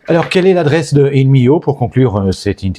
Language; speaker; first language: French; native; French